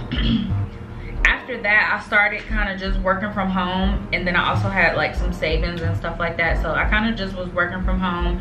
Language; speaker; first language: English; native; English